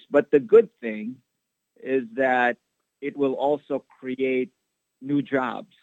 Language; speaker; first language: English; non-native, local second language; Filipino